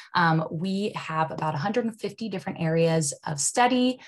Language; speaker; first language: English; native; English